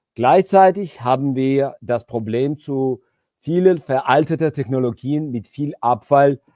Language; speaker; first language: German; non-native, fluent; Georgian